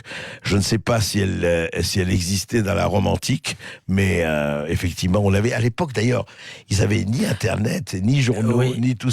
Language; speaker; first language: French; native; French